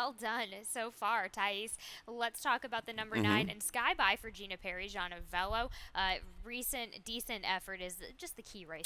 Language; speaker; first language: English; native; English